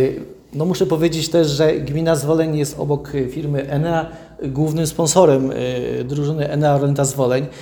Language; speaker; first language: Polish; native; Polish